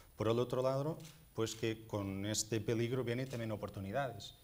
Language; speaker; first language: Spanish; non-native, fluent; Portuguese